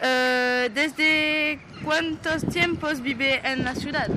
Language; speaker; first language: Spanish; non-native, learner; French